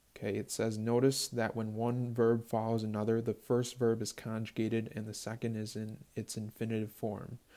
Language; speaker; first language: English; native; English